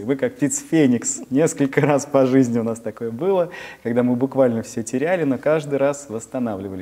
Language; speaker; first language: Russian; native; Russian